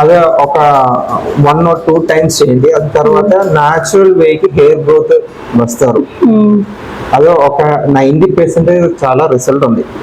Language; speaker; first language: Telugu; non-native, learner; Malayalam